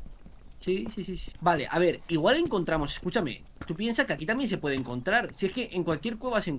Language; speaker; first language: Spanish; native; Spanish